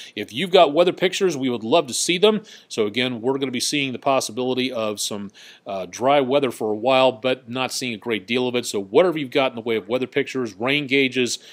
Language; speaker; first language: English; native; English